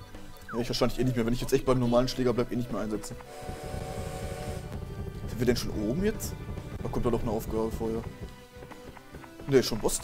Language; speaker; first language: German; native; German